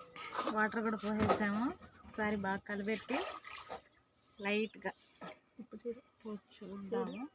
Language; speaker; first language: Telugu; native; Telugu